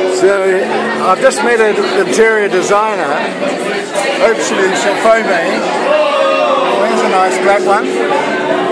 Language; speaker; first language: English; native; English